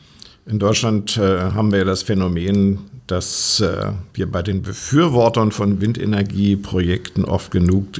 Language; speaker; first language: German; native; German